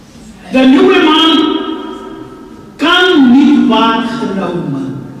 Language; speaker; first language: Dutch; non-native, fluent; Urdu